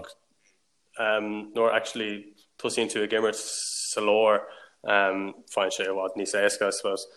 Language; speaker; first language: Irish; non-native, local second language; English